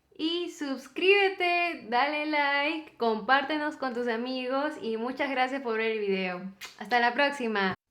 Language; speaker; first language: Spanish; native; Spanish